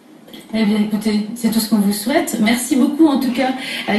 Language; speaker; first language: French; native; French